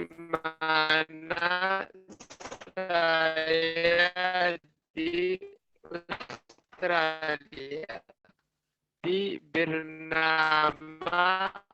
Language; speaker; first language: Indonesian; non-native, learner; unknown